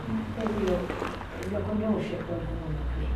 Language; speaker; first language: Italian; non-native, learner; Albanian